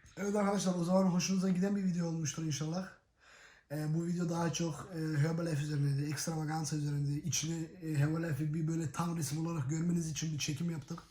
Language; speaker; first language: Turkish; early bilingual, heritage; Turkish